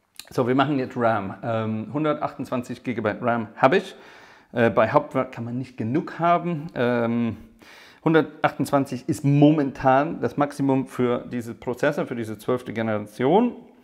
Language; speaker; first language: German; non-native, fluent; English